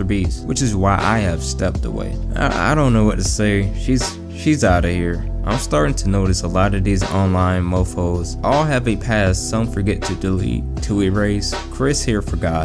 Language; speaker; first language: English; native; English